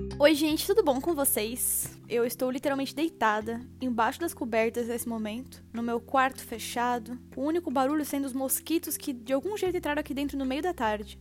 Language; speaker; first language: Portuguese; native; Portuguese